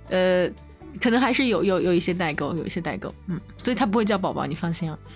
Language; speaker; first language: Chinese; native; Chinese